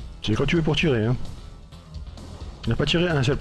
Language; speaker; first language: French; native; French